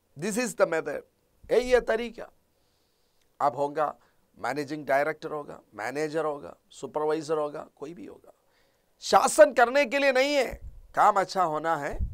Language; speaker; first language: Hindi; non-native, local second language; Malayalam